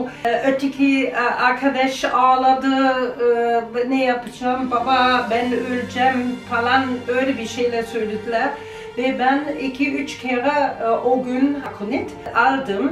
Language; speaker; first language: Turkish; non-native, learner; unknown